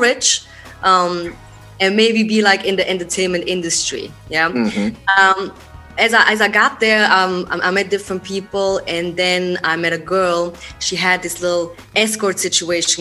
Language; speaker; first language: English; non-native, fluent; Swiss German